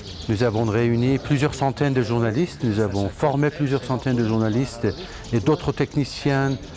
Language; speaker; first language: French; non-native, fluent; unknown